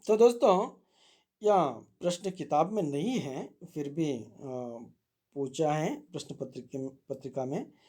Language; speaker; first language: Hindi; non-native, local second language; Kannada